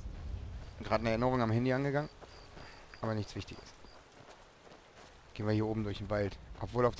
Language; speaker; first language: German; native; German